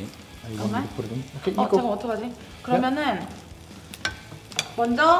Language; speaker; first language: Korean; native; Korean